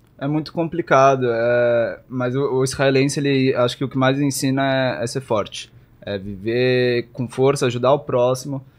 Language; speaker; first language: Portuguese; native; Portuguese